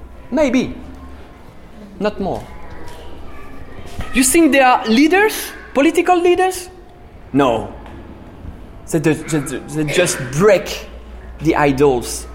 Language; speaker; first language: English; non-native, fluent; French